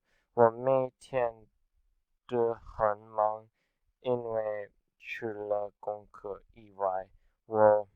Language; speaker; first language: Chinese; non-native, learner; English